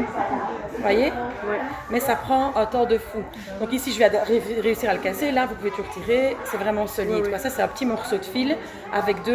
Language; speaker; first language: French; native; French